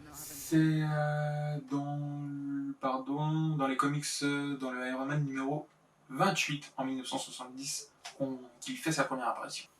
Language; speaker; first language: French; native; French